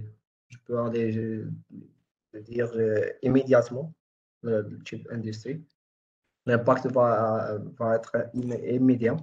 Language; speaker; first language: French; non-native, local second language; Arabic